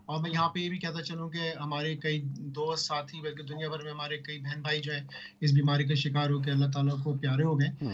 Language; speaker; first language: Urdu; early bilingual, other home language; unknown